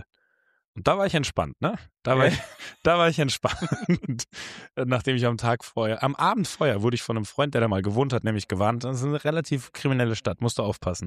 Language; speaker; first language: German; native; German